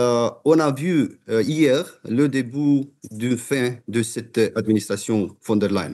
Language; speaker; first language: French; non-native, fluent; Romanian